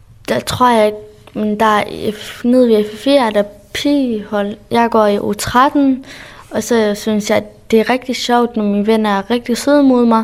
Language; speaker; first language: Danish; early bilingual, other home language; Kurdish